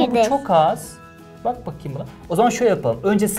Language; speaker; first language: Turkish; native; Turkish